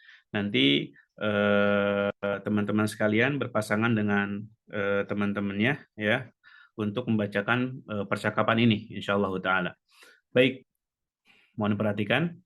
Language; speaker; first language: Indonesian; native; Indonesian